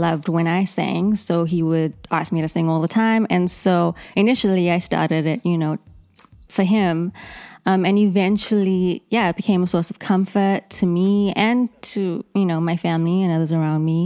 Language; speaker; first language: English; native; English